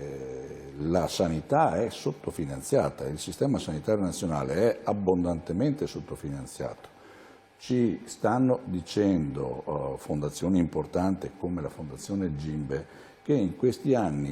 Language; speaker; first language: Italian; native; Italian